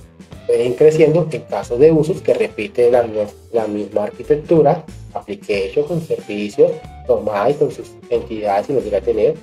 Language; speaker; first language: Spanish; native; Spanish